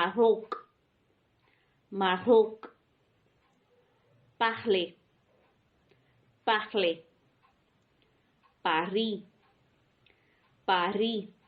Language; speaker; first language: French; non-native, fluent; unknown